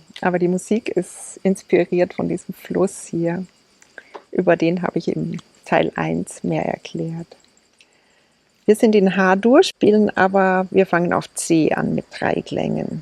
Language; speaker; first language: German; native; German